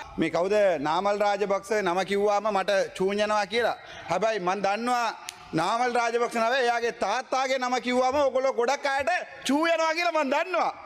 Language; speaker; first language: Sinhala; non-native, local second language; Tamil